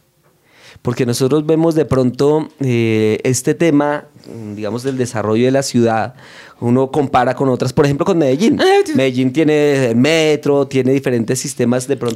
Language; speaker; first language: Spanish; native; Spanish